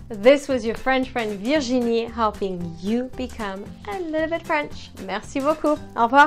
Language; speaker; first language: English; non-native, fluent; French